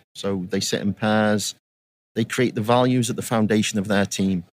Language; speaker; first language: English; native; English